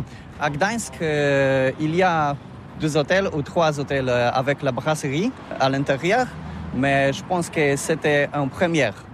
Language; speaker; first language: French; non-native, learner; Polish